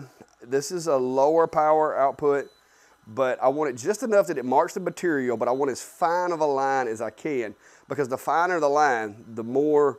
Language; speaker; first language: English; native; English